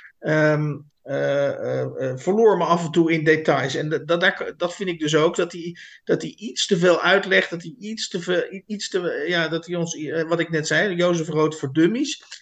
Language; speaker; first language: Dutch; native; Dutch